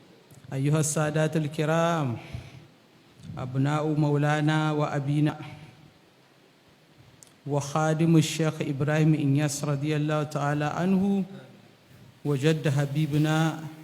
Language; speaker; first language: Arabic; non-native, fluent; Hausa